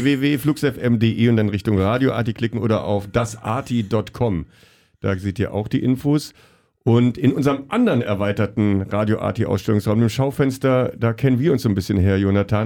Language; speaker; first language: German; native; German